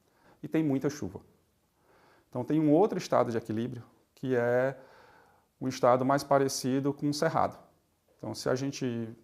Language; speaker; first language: Portuguese; native; Portuguese